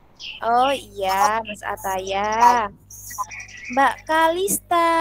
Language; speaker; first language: Indonesian; native; Indonesian